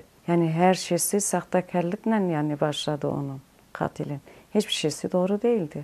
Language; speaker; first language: Turkish; non-native, local second language; Kurdish